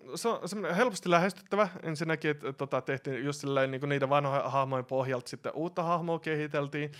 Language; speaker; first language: Finnish; early bilingual, other home language; Russian